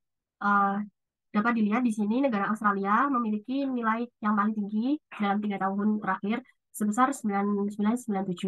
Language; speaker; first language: Indonesian; native; Indonesian